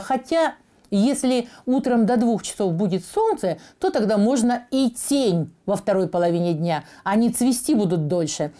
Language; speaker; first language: Russian; native; Russian